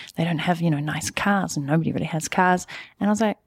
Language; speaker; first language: English; native; English